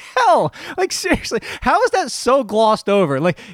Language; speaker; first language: English; early bilingual, other home language; Polish